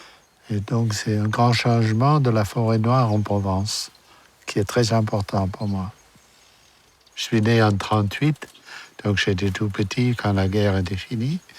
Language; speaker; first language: French; non-native, fluent; German